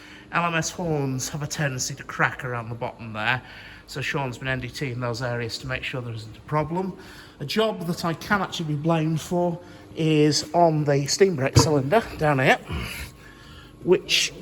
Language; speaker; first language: English; native; English